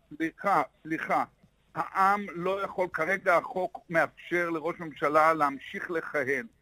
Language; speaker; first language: Hebrew; native; Hebrew